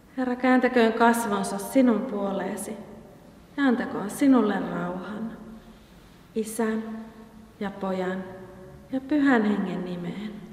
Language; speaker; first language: Finnish; native; Finnish